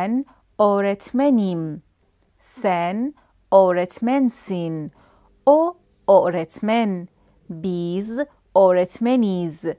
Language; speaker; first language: Turkish; non-native, fluent; Persian